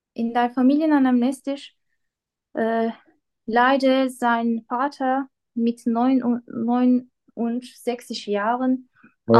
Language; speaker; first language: German; non-native, learner; Turkish